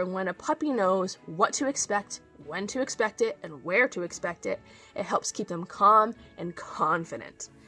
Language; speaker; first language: English; native; English